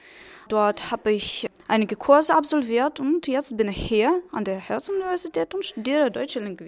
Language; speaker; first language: German; non-native, fluent; Russian